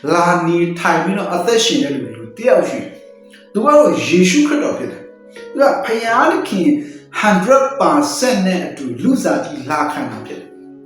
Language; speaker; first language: Burmese; non-native, local second language; Kachin